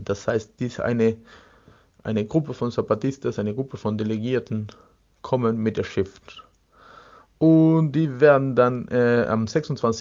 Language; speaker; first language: German; non-native, fluent; Spanish